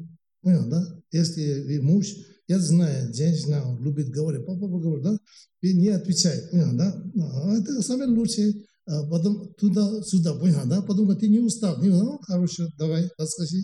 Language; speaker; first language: Russian; non-native, learner; Tibetan